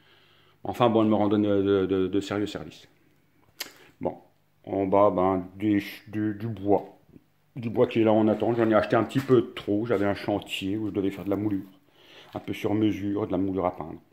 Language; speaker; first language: French; native; French